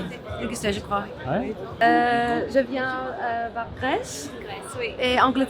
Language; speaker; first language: French; non-native, learner; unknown